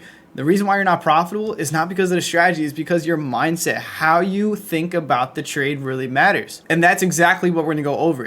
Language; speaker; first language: English; native; English